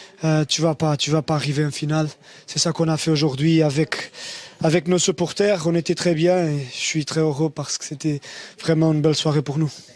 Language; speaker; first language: French; non-native, fluent; Portuguese